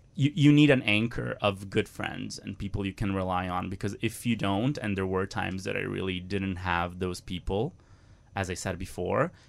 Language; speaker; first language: English; non-native, fluent; Italian